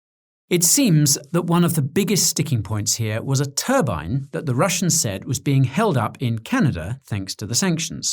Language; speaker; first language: English; native; English